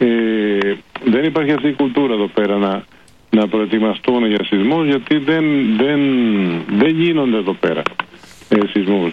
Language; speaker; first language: Greek; early bilingual, heritage; Greek